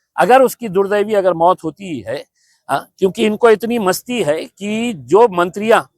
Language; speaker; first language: Hindi; non-native, local second language; Marathi